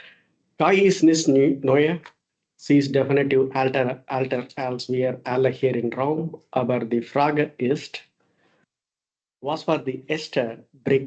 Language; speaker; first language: German; non-native, fluent; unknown